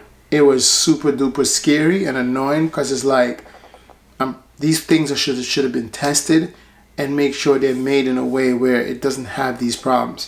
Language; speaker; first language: English; native; English